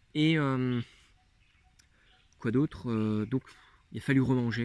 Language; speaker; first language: French; native; French